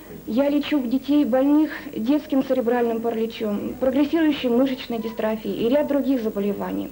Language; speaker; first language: Russian; native; Russian